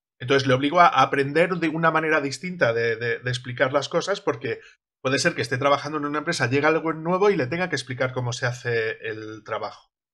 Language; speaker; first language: Spanish; native; Spanish